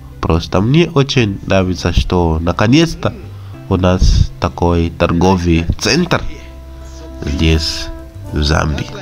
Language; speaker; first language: Russian; non-native, fluent; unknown